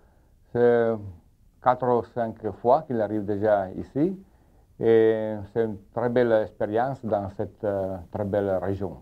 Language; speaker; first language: French; non-native, learner; Italian